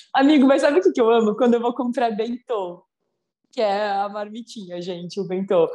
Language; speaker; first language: Portuguese; native; Portuguese